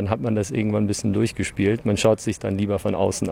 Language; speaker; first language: German; early bilingual, other home language; English